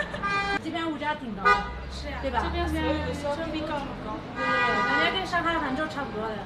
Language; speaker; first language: Chinese; non-native, fluent; Italian